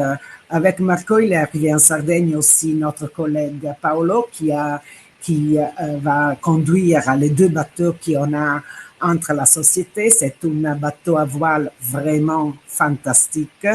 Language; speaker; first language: French; non-native, fluent; Italian